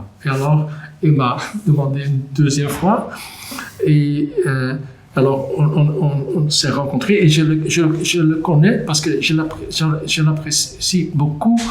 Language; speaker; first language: French; non-native, local second language; Dutch